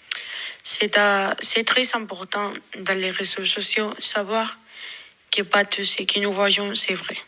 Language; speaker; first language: French; non-native, learner; Spanish